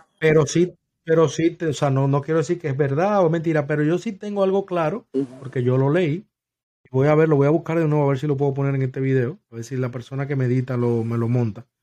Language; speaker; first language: Spanish; native; Spanish